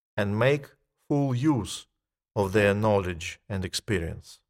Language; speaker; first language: English; non-native, fluent; Russian